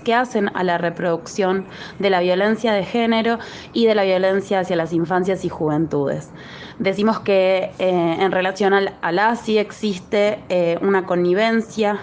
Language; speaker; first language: Spanish; native; Spanish